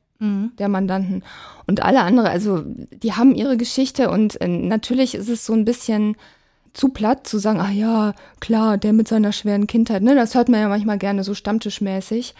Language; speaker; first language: German; native; German